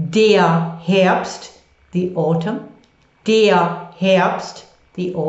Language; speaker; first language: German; non-native, fluent; English